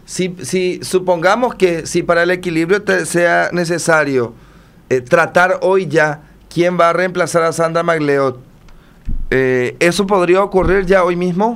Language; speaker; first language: Spanish; native; Spanish